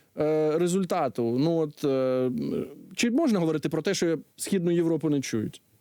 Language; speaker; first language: Ukrainian; native; Ukrainian